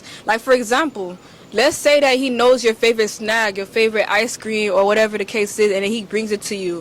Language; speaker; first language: English; native; English